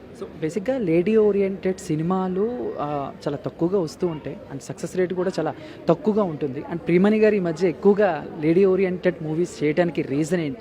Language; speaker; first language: Telugu; native; Telugu